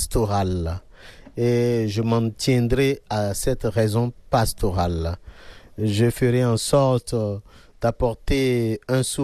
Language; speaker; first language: French; non-native, local second language; Fon